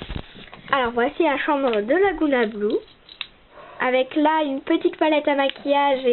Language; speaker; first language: French; native; French